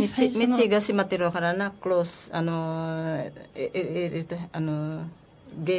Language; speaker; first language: Japanese; non-native, learner; Filipino